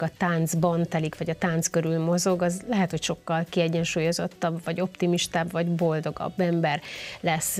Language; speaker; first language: Hungarian; native; Hungarian